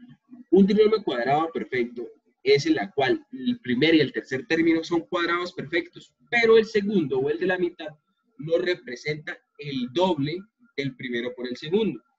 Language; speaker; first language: Spanish; native; Spanish